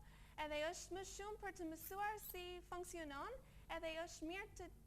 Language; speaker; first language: Albanian; non-native, learner; English